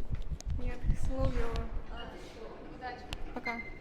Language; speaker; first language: Russian; non-native, learner; Mongolian